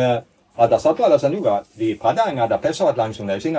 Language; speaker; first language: Indonesian; non-native, fluent; Swedish